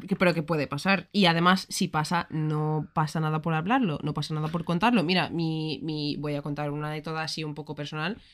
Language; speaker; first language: Spanish; native; Spanish